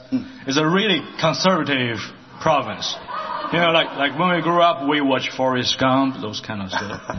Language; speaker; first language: English; non-native, learner; Chinese